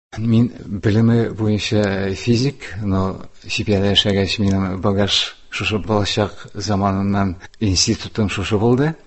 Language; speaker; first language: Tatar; non-native, local second language; Udmurt